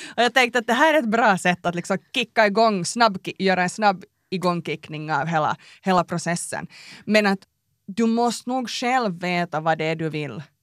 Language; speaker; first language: Swedish; native; Swedish